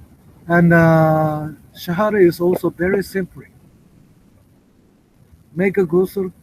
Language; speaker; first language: English; non-native, learner; Japanese